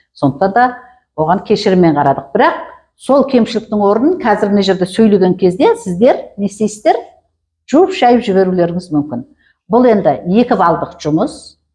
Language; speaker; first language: Kazakh; native; Kazakh